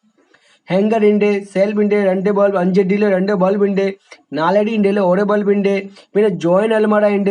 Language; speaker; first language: Malayalam; non-native, learner; Hindi